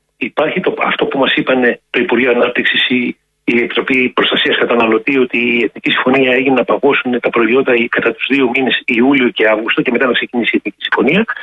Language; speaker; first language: Greek; native; Greek